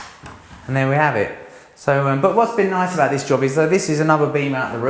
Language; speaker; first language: English; native; English